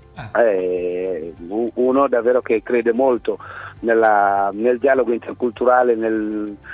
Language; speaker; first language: Italian; non-native, fluent; Wolof